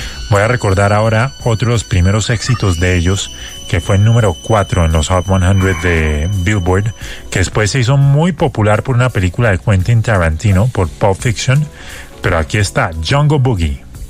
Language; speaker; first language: Spanish; native; Spanish